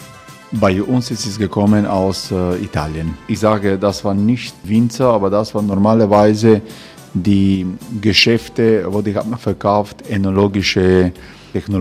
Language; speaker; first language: German; non-native, learner; Croatian